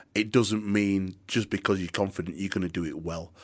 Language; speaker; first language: English; native; English